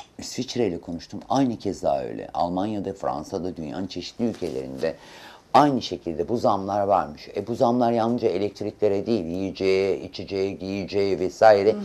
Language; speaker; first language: Turkish; native; Turkish